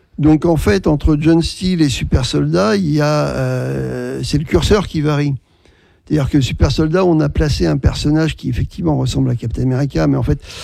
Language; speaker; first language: French; native; French